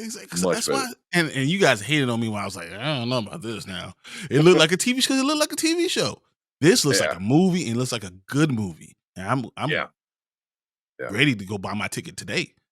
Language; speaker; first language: English; native; English